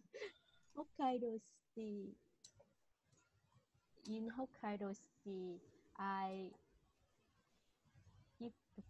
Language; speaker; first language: English; non-native, learner; Vietnamese